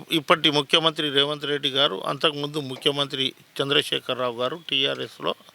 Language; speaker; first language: Telugu; non-native, local second language; Lambadi